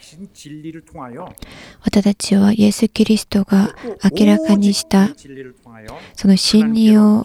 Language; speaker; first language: Japanese; non-native, learner; Korean